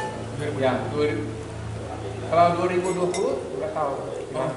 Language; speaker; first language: Indonesian; non-native, fluent; English